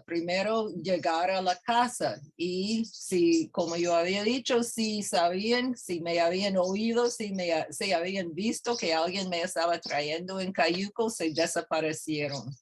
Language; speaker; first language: Spanish; non-native, fluent; English